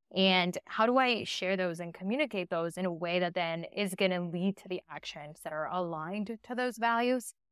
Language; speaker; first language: English; early bilingual, other home language; Spanish